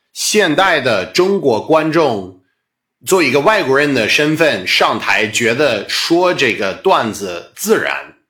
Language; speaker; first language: Chinese; non-native, fluent; English